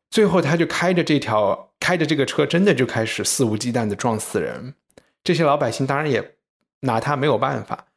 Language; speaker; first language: Chinese; native; Chinese